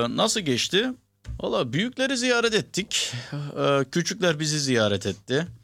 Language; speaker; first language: Turkish; early bilingual, heritage; Turkish